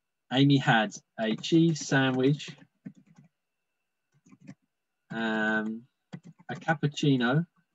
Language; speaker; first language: English; native; English